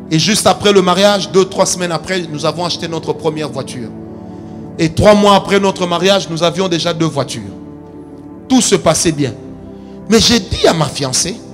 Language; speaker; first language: French; non-native, local second language; Lingala